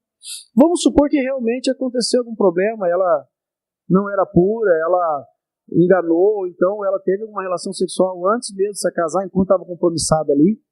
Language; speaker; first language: Portuguese; native; Portuguese